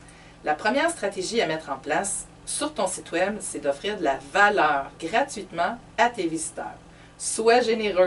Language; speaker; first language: French; native; French